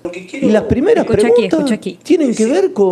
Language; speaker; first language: Spanish; non-native, fluent; Portuguese